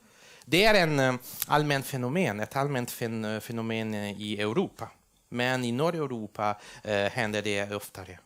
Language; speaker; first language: Swedish; non-native, fluent; Italian